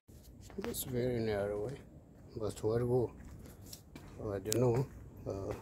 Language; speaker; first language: English; non-native, learner; Nepali